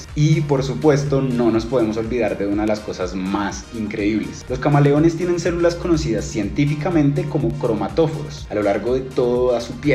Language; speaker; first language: Spanish; native; Spanish